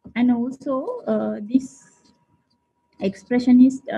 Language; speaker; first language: English; non-native, local second language; Sinhala